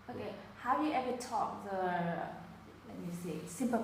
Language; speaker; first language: English; non-native, fluent; Vietnamese